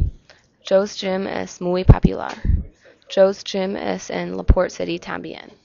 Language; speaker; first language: Spanish; non-native, learner; English